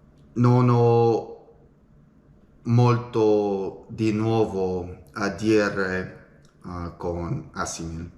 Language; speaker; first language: Italian; non-native, learner; English